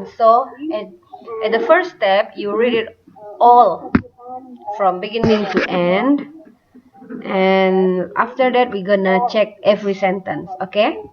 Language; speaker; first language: English; non-native, fluent; Indonesian